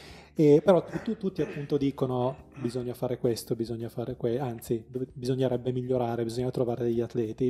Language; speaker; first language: Italian; native; Italian